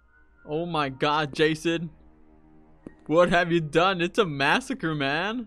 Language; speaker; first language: English; native; English